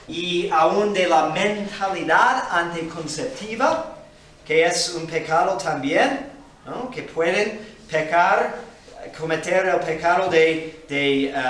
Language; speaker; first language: Spanish; non-native, fluent; English